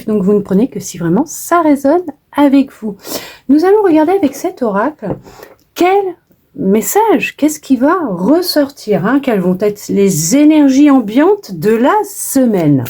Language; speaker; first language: French; native; French